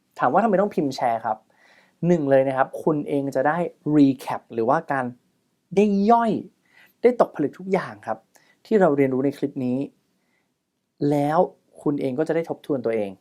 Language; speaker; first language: Thai; native; Thai